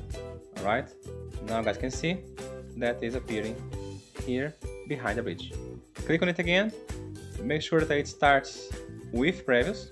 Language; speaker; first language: English; non-native, fluent; Portuguese